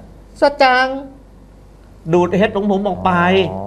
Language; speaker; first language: Thai; native; Thai